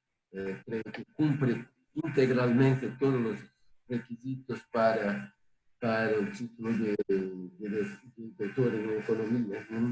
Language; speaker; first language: Spanish; non-native, fluent; Portuguese